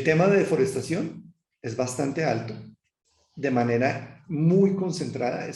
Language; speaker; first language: Spanish; native; Spanish